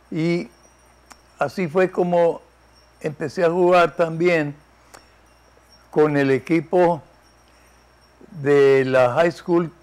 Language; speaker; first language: Spanish; early bilingual, heritage; Spanish